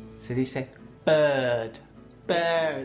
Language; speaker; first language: Spanish; non-native, fluent; English